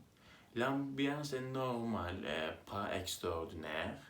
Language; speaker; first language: French; non-native, learner; Turkish